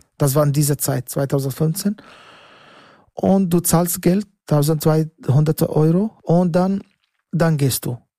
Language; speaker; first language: German; non-native, learner; Arabic